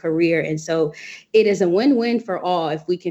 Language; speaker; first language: English; native; English